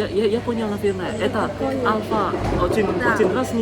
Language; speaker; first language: Russian; non-native, learner; Indonesian